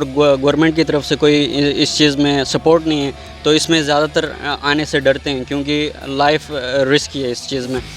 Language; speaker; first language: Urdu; non-native, local second language; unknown